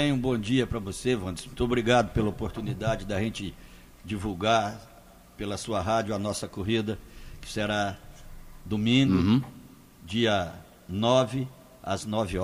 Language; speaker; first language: Portuguese; native; Portuguese